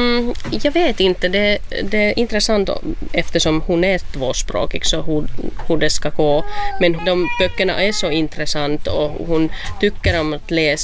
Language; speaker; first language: Swedish; non-native, local second language; Finnish